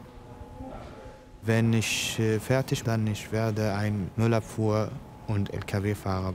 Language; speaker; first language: German; non-native, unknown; Arabic